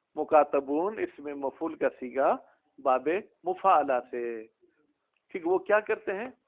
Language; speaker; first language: Urdu; non-native, local second language; Sindhi